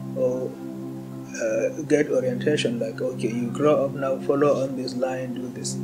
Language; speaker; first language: English; non-native, local second language; Hausa